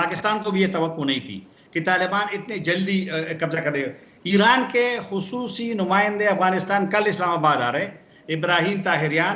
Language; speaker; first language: Hindi; non-native, local second language; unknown